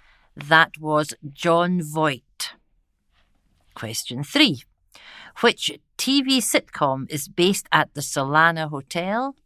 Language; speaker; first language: English; native; English